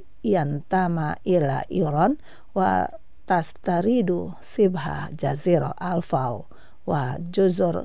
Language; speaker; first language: Arabic; non-native, fluent; Indonesian